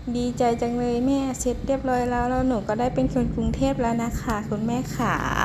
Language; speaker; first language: Thai; native; Thai